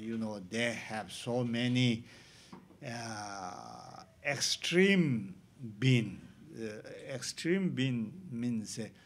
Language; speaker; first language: English; non-native, learner; Tibetan